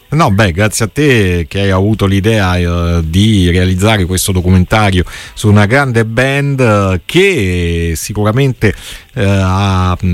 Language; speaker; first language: Italian; native; Italian